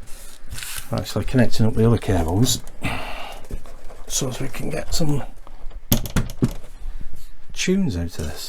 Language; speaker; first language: English; native; English